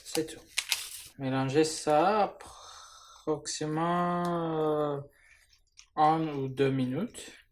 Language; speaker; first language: French; non-native, learner; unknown